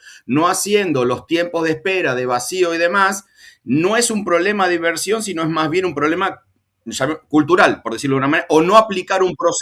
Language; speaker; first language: Spanish; native; Spanish